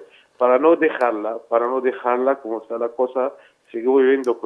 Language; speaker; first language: Spanish; non-native, fluent; Arabic